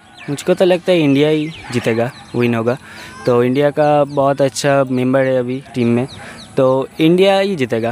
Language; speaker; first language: Hindi; non-native, local second language; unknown